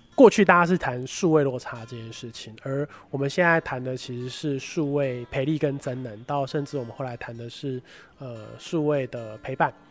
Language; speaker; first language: Chinese; native; Chinese